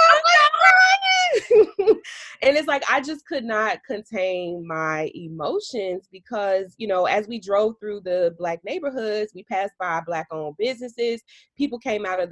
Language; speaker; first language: English; native; English